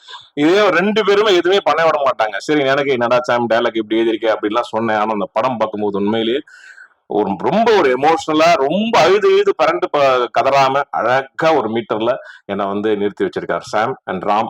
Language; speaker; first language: Tamil; native; Tamil